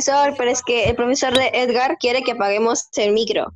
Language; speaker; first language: Spanish; native; Spanish